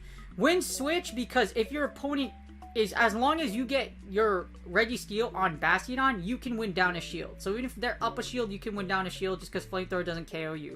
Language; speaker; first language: English; native; English